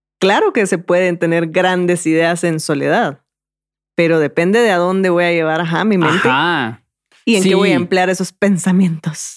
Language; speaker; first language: Spanish; native; Spanish